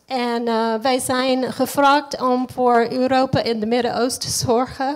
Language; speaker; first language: Dutch; non-native, fluent; English